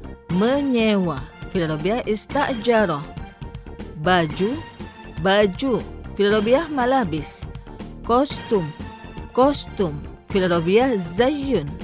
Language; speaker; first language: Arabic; non-native, fluent; Indonesian